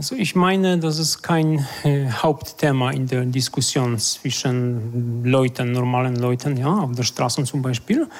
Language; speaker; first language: German; non-native, fluent; Polish